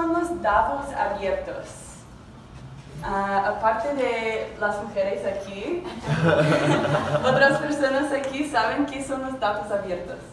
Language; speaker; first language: Spanish; non-native, learner; English